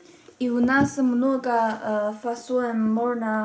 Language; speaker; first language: Russian; non-native, learner; Chinese